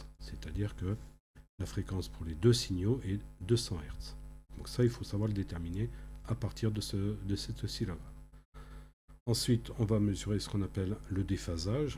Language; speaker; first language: French; native; French